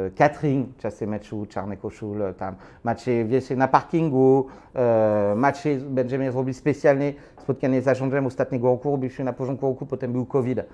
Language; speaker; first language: Polish; non-native, learner; French